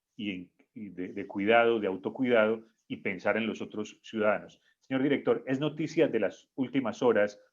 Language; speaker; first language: Spanish; native; Spanish